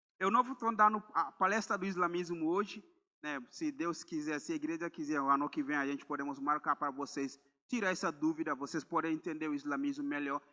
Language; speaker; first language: Portuguese; non-native, fluent; Mandingo